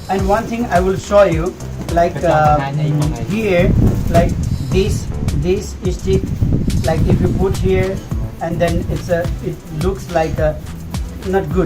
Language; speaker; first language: English; non-native, learner; Nepali